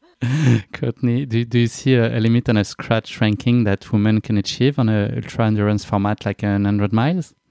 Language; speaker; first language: English; non-native, fluent; French